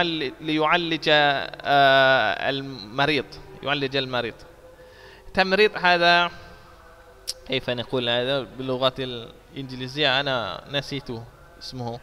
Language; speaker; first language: Arabic; non-native, fluent; Indonesian